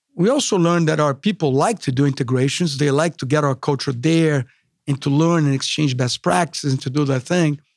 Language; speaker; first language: English; non-native, fluent; Portuguese